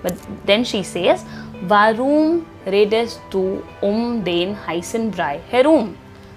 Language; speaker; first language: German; non-native, fluent; Hindi